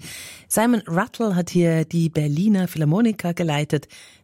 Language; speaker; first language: German; native; German